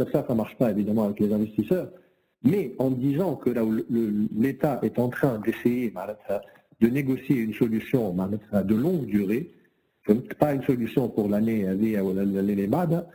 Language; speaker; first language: French; non-native, local second language; Arabic